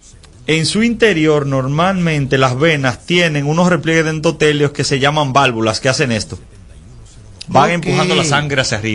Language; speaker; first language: Spanish; native; Spanish